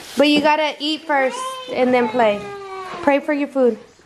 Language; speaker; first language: English; early bilingual, other home language; Spanish